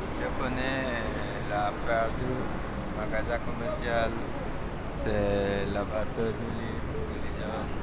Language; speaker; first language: French; non-native, learner; Bangla